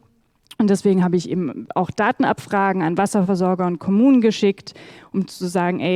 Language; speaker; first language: German; native; German